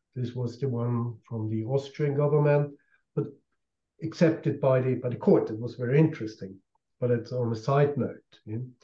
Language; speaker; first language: English; non-native, fluent; German